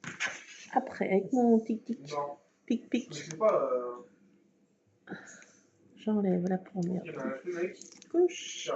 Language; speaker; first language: French; native; French